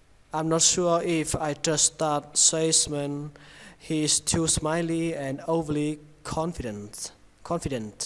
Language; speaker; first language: English; non-native, fluent; Vietnamese